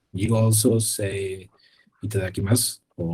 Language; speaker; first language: English; non-native, fluent; Spanish